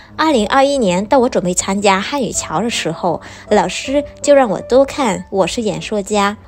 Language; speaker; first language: Chinese; non-native, fluent; Vietnamese